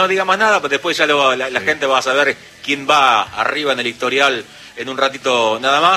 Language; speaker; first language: Spanish; native; Spanish